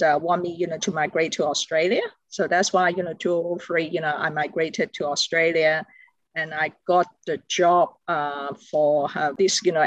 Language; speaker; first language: English; non-native, local second language; Cantonese